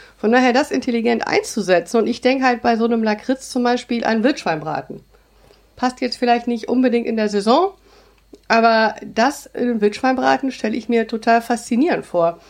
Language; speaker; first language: German; native; German